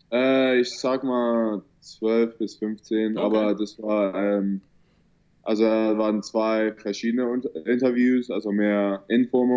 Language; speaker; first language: German; early bilingual, heritage; German